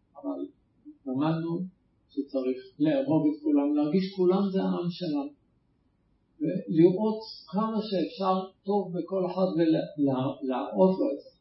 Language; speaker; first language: Hebrew; native; Hebrew